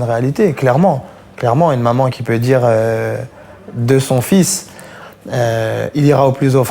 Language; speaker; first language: French; native; French